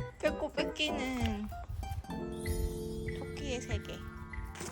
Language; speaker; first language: Korean; native; Korean